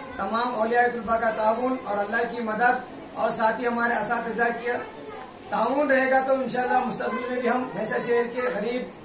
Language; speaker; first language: Urdu; native; Urdu